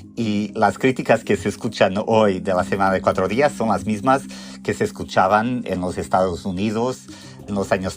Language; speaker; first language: Spanish; non-native, fluent; Portuguese